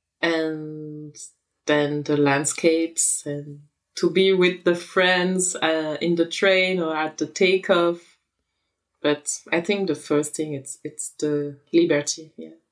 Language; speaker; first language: English; non-native, fluent; French